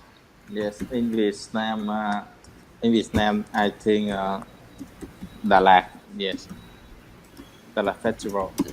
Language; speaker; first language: English; non-native, learner; Vietnamese